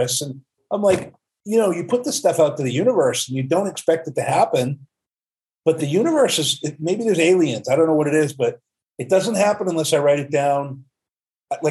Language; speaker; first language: English; native; English